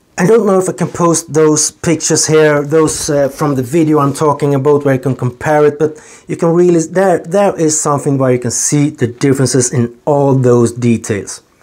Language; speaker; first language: English; non-native, fluent; Swedish